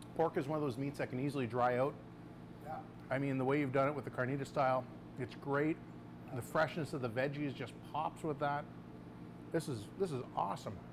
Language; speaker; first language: English; native; English